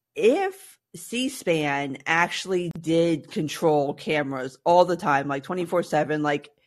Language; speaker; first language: English; native; English